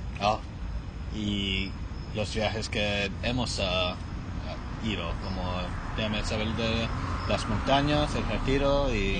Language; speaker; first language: Spanish; non-native, fluent; English